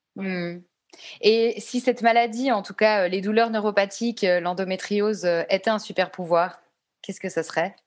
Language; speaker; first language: French; native; French